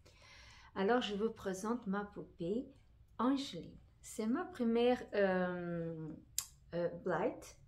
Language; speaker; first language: French; non-native, fluent; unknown